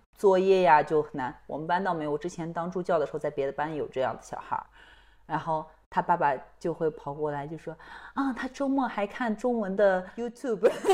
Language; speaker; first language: Chinese; non-native, local second language; Kazakh